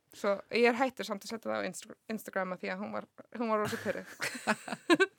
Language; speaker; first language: Icelandic; non-native, fluent; English